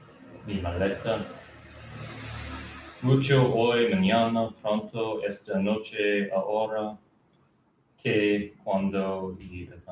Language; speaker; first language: Spanish; non-native, learner; English